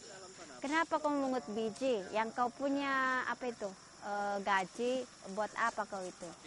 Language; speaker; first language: Indonesian; non-native, fluent; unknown